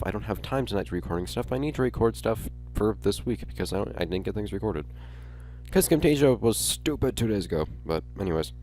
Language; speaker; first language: English; native; English